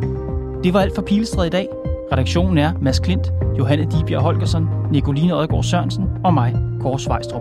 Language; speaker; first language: Danish; native; Danish